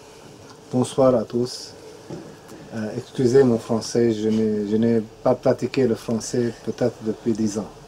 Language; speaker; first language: French; non-native, fluent; Arabic